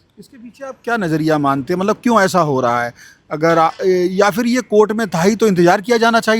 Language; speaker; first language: Hindi; native; Hindi